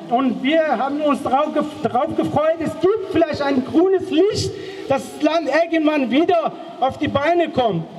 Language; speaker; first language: German; non-native, fluent; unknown